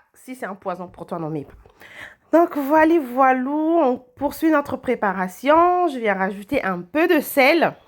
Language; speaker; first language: French; non-native, local second language; Lingala